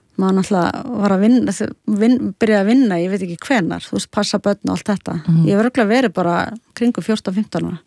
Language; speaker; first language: Icelandic; native; Icelandic